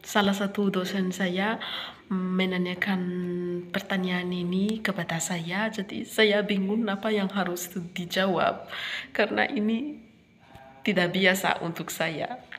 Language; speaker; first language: Indonesian; non-native, fluent; Malagasy